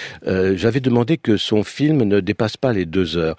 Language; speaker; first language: French; early bilingual, other home language; Romanian